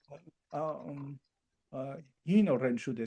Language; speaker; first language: Japanese; non-native, learner; Spanish